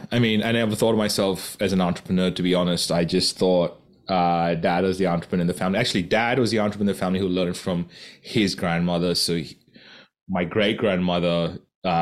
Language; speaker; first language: English; non-native, local second language; Konkani